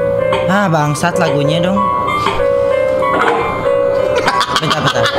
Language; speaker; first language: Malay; non-native, local second language; Sundanese